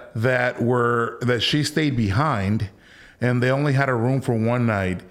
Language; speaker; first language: English; early bilingual, other home language; Spanish